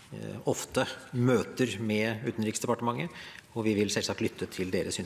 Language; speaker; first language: Norwegian; native; Norwegian